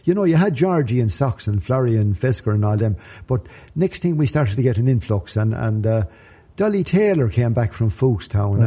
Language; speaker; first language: English; native; English